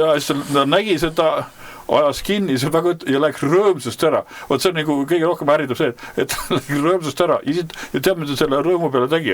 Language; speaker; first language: Estonian; native; Estonian